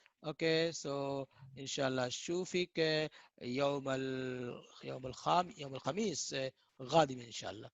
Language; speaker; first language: Arabic; non-native, fluent; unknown